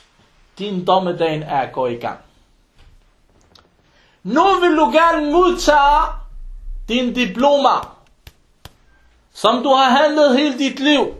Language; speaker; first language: Danish; early bilingual, other home language; Arabic